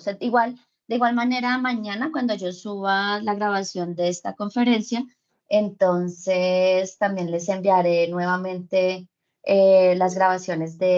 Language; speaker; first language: Spanish; native; Spanish